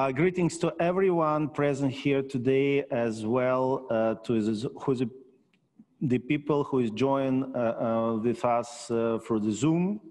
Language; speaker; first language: English; non-native, learner; Ukrainian